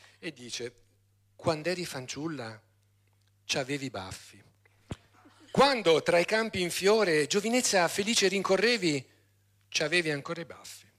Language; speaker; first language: Italian; native; Italian